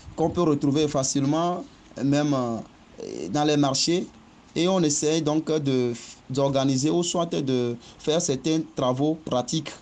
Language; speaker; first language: French; non-native, local second language; Ewe